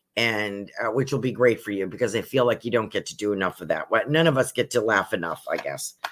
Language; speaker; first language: English; native; English